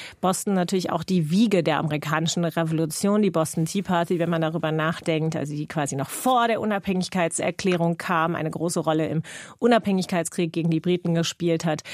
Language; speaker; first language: German; non-native, fluent; English